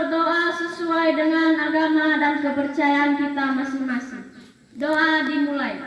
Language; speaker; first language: Indonesian; native; Indonesian